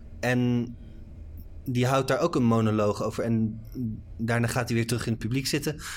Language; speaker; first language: Dutch; native; Dutch